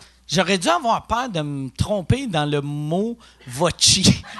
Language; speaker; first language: French; native; French